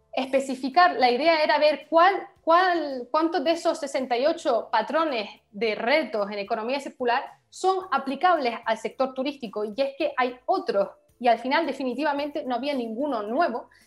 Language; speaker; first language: Spanish; native; Spanish